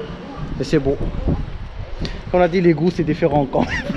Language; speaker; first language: French; native; French